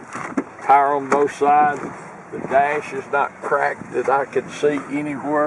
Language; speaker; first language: English; native; English